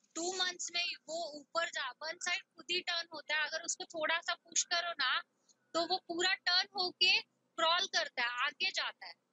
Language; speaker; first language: Hindi; non-native, local second language; Marathi